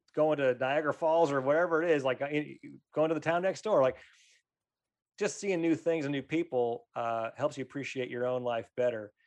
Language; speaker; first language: English; native; English